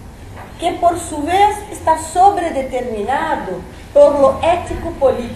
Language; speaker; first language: Spanish; non-native, fluent; Portuguese